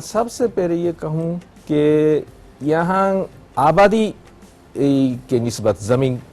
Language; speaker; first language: Hindi; non-native, fluent; Japanese